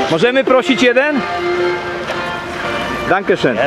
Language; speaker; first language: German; non-native, learner; Polish